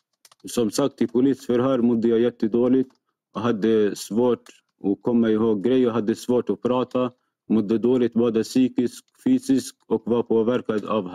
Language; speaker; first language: Swedish; non-native, fluent; Arabic